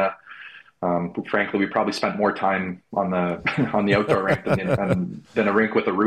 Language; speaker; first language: English; native; English